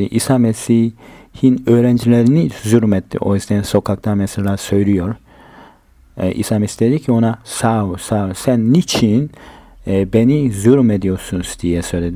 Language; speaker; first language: Turkish; non-native, fluent; Korean